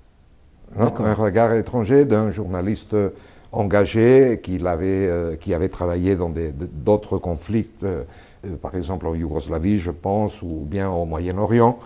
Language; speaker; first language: French; non-native, fluent; Spanish